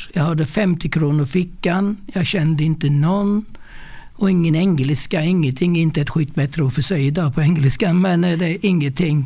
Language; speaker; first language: Swedish; non-native, fluent; Turkish